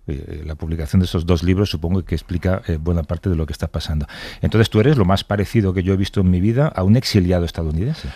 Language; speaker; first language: Spanish; native; Spanish